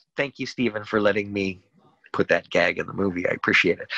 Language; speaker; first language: English; native; English